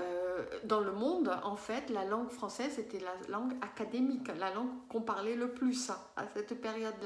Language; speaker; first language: French; native; French